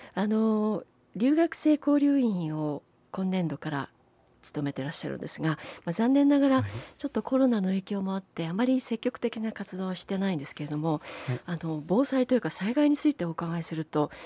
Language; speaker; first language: Japanese; native; Japanese